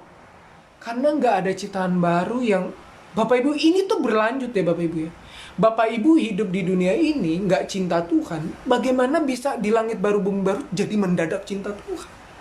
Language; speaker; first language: Indonesian; native; Indonesian